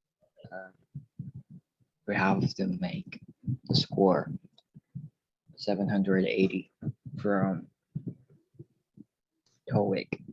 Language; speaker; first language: English; non-native, learner; Korean